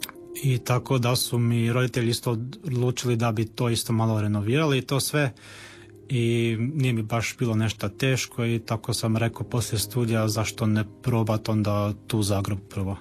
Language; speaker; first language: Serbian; early bilingual, heritage; Croatian